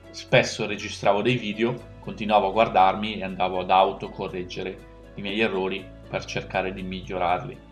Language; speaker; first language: Italian; native; Italian